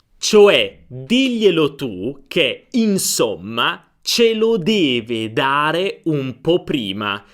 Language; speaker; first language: Italian; native; Italian